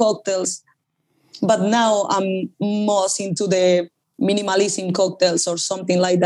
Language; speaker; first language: English; non-native, learner; Spanish